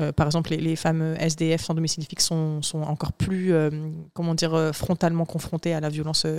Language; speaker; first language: French; native; French